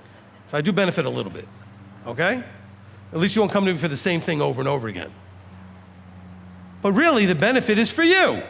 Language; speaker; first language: English; native; English